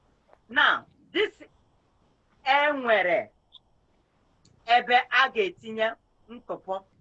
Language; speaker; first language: Igbo; native; Igbo